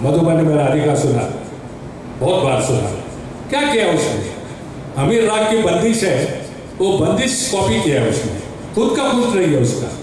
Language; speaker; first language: Hindi; non-native, local second language; Marathi